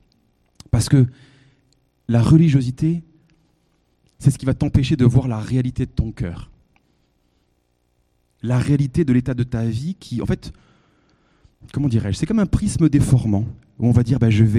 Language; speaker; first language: French; native; French